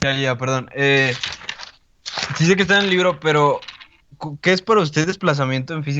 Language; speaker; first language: Spanish; native; Spanish